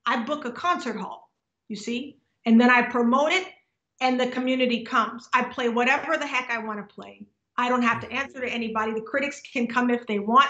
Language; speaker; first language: English; native; English